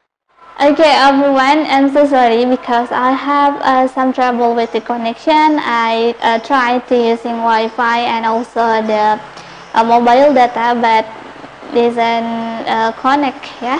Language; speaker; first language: English; non-native, local second language; Indonesian